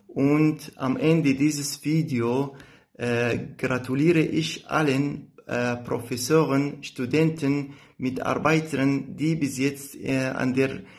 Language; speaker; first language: German; non-native, fluent; Arabic